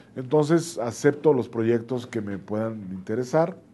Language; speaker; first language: Spanish; native; Spanish